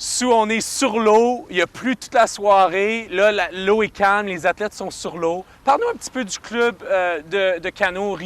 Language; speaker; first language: French; native; French